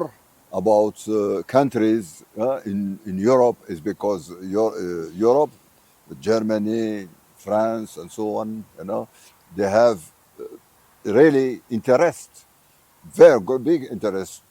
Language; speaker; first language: English; non-native, fluent; Arabic